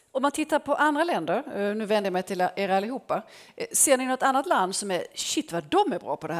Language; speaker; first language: Swedish; native; Swedish